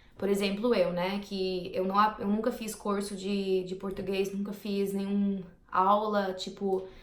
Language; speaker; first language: Portuguese; non-native, fluent; English